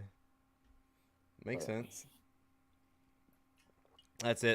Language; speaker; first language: English; native; English